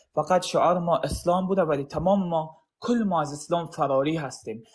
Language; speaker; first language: Persian; early bilingual, heritage; Arabic